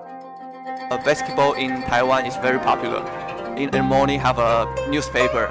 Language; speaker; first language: English; non-native, learner; Chinese